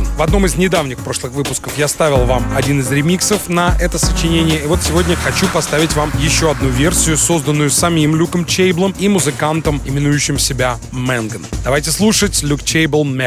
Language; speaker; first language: Russian; native; Russian